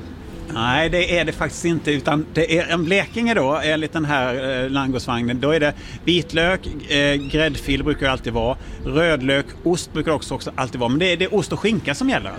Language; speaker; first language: Swedish; native; Swedish